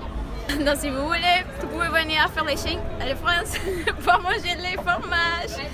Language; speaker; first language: French; non-native, learner; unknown